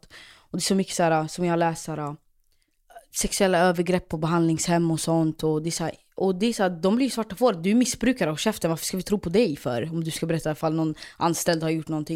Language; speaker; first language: Swedish; native; Swedish